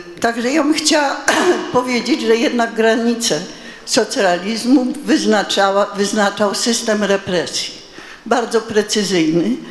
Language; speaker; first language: Polish; native; Polish